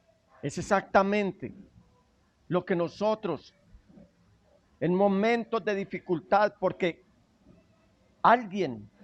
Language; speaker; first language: Spanish; native; Spanish